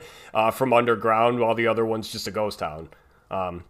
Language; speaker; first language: English; native; English